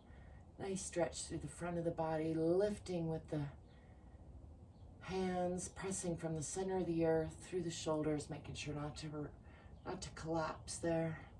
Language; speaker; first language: English; native; English